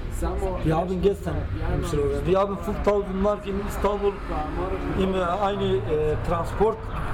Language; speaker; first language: German; non-native, learner; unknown